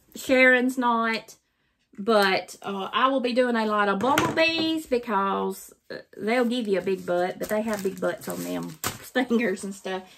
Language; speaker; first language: English; native; English